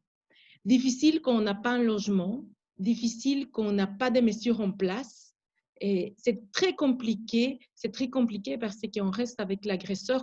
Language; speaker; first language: French; non-native, fluent; Spanish